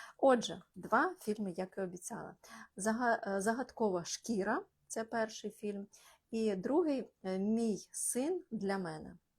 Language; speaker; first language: Ukrainian; non-native, local second language; Russian